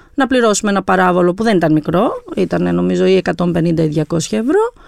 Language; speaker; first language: Greek; early bilingual, other home language; Albanian